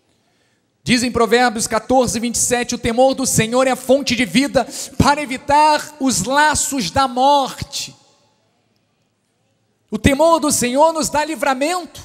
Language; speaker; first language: Portuguese; native; Portuguese